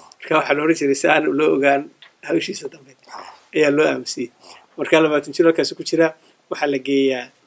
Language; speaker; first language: Somali; native; Somali